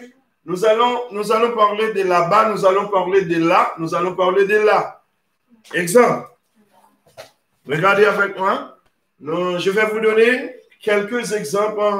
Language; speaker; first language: French; non-native, local second language; Haitian Creole